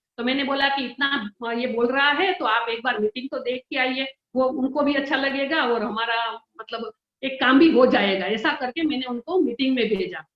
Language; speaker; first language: Hindi; non-native, local second language; Gujarati